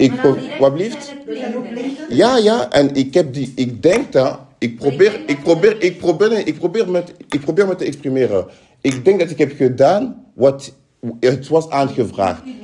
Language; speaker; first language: Dutch; non-native, fluent; French